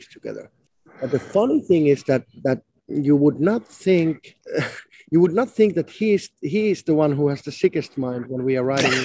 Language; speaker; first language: English; non-native, fluent; Finnish